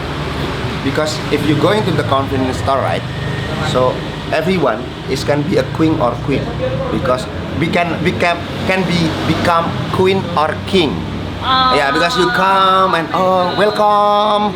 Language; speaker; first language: English; non-native, learner; Indonesian